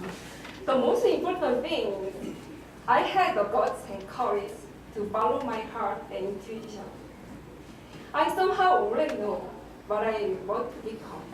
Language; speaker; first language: English; non-native, learner; Korean